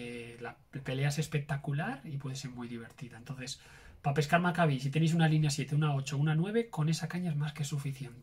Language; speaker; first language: Spanish; native; Spanish